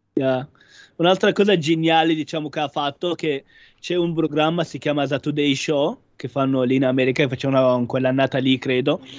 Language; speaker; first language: Italian; non-native, fluent; Arabic